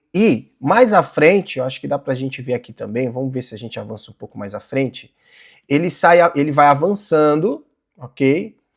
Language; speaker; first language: Portuguese; native; Portuguese